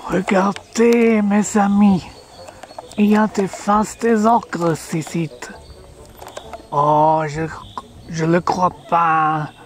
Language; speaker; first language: French; non-native, learner; English